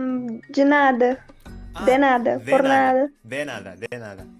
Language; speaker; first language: Spanish; non-native, learner; Portuguese